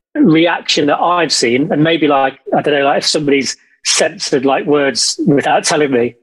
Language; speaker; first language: English; native; English